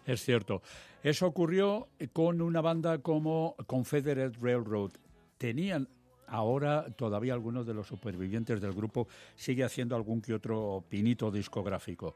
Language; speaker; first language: Spanish; native; Spanish